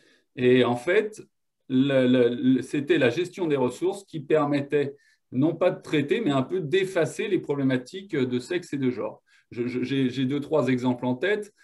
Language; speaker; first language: French; native; French